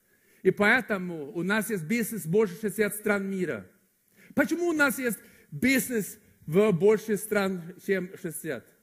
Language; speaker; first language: Russian; non-native, fluent; Swedish